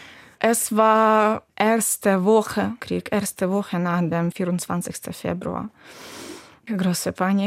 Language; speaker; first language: German; non-native, learner; Ukrainian